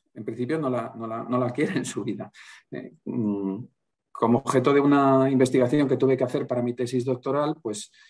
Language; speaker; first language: Spanish; native; Spanish